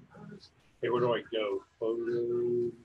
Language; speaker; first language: English; native; English